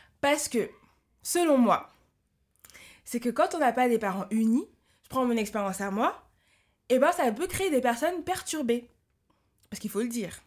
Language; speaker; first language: French; early bilingual, other home language; Lingala